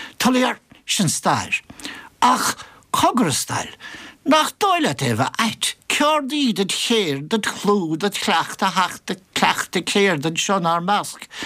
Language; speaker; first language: Irish; native; Irish